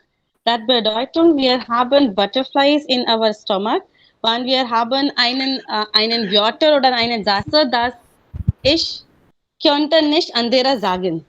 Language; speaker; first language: German; non-native, learner; Hindi